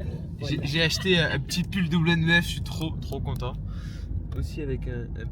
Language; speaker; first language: French; native; French